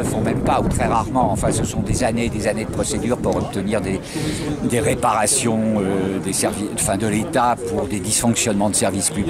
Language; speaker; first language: French; native; French